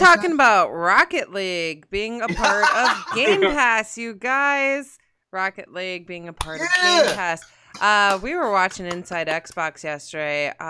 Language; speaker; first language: English; native; English